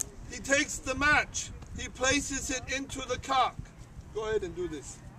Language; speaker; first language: English; native; English